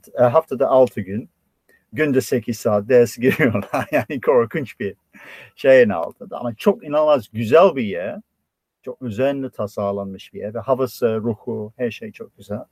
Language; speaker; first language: Turkish; non-native, fluent; English